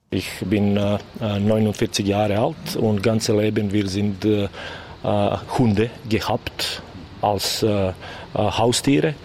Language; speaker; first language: German; non-native, learner; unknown